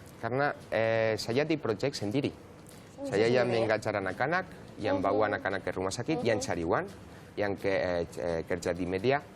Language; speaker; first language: Indonesian; non-native, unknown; Spanish